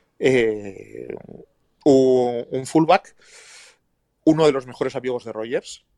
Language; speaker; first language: Spanish; native; Spanish